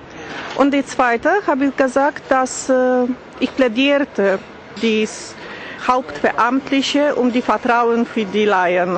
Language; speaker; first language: German; non-native, learner; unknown